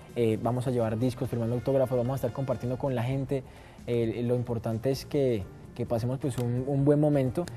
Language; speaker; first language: Spanish; native; Spanish